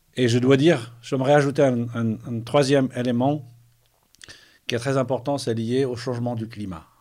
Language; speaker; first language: French; non-native, local second language; Arabic